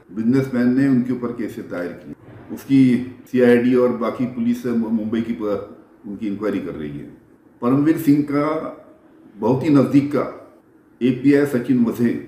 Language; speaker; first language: Hindi; non-native, local second language; Marathi